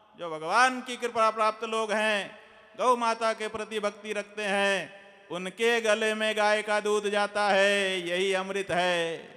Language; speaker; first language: Hindi; native; Hindi